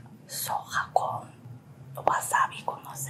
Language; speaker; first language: Spanish; non-native, learner; Korean